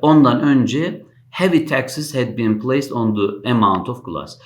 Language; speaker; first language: English; non-native, fluent; Turkish